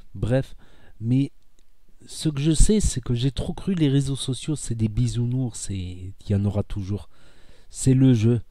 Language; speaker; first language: French; native; French